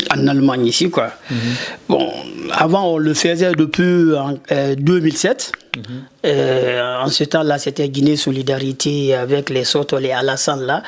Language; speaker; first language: French; non-native, local second language; Susu